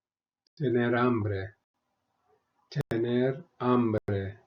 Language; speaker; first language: Spanish; non-native, fluent; English